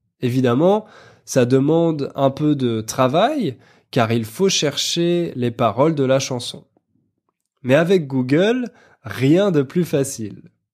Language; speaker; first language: French; native; French